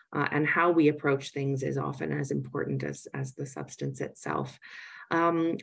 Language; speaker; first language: English; native; English